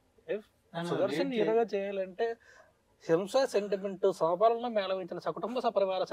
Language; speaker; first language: Telugu; native; Telugu